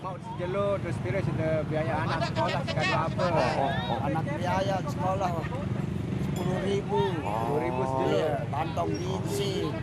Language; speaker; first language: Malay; non-native, local second language; Sasak